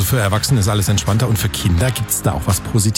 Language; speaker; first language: German; native; German